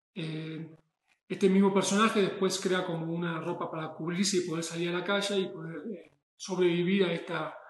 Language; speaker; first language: Spanish; native; Spanish